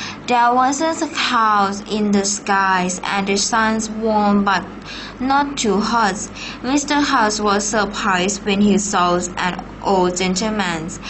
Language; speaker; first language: English; non-native, fluent; Thai